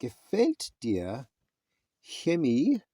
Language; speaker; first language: German; non-native, learner; English